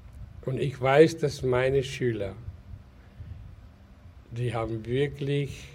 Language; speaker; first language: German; non-native, learner; Hindi